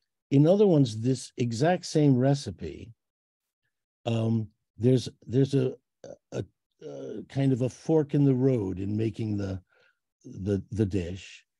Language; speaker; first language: English; native; English